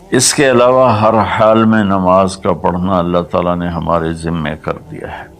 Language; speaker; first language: Urdu; non-native, local second language; Punjabi